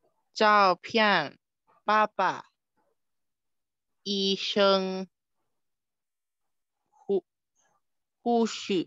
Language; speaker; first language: Chinese; non-native, learner; Thai